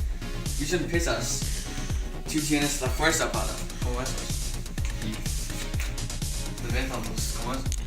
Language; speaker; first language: Spanish; non-native, learner; English